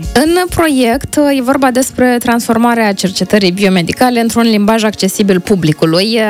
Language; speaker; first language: Romanian; native; Romanian